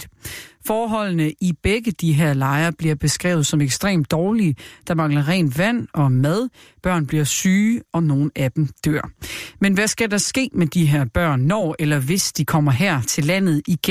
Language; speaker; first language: Danish; native; Danish